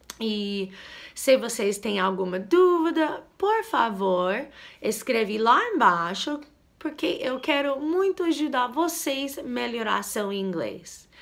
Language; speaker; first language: Portuguese; non-native, fluent; English